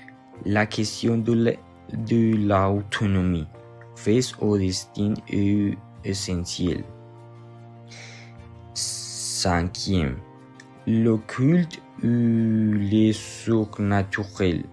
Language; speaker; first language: French; non-native, learner; Spanish